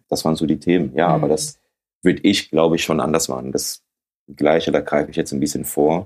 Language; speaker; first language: German; early bilingual, other home language; Akan